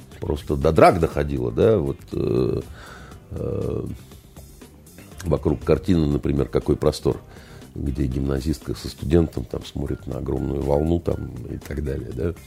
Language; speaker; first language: Russian; native; Russian